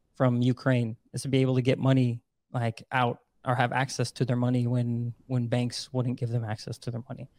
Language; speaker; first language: English; non-native, fluent; Dutch